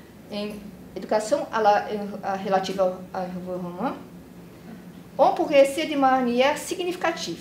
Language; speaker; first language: French; non-native, learner; Portuguese